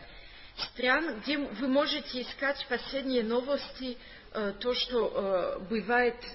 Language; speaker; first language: Russian; non-native, fluent; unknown